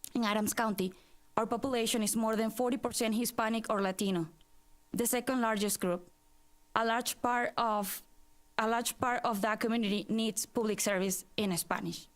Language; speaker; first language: English; non-native, fluent; Spanish